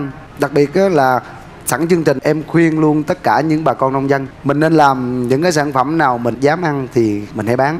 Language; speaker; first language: Vietnamese; native; Vietnamese